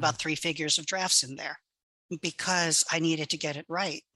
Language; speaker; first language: English; early bilingual, other home language; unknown